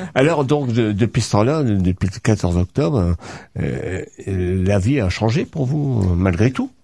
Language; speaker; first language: French; native; French